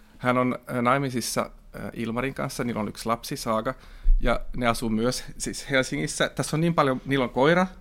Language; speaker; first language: Finnish; non-native, local second language; Swedish